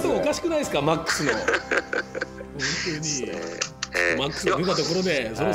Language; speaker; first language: Japanese; native; Japanese